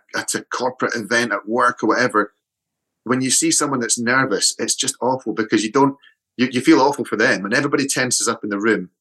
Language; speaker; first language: English; native; English